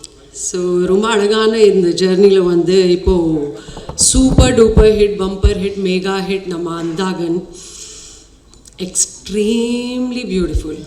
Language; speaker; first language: Tamil; non-native, fluent; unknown